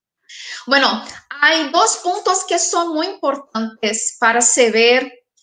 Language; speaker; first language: Spanish; non-native, fluent; Portuguese